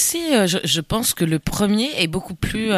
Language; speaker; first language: French; native; French